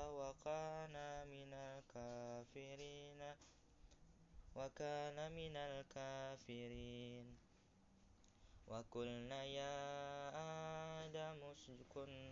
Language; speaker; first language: Arabic; non-native, learner; Indonesian